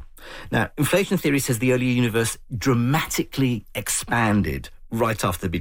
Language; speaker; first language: English; native; English